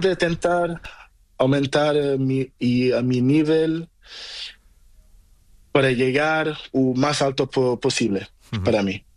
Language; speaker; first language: Spanish; non-native, learner; Portuguese